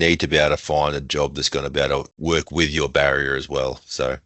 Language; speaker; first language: English; native; English